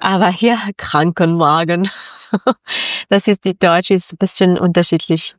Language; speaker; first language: German; non-native, learner; Persian